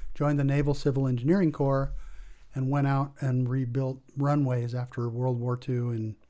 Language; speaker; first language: English; native; English